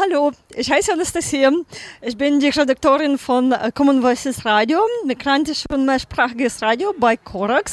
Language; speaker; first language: German; non-native, learner; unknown